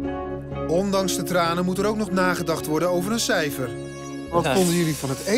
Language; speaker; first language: Dutch; native; Dutch